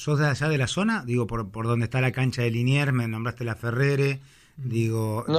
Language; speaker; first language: Spanish; native; Spanish